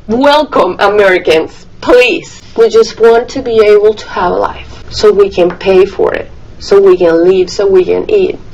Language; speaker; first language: English; non-native, fluent; Spanish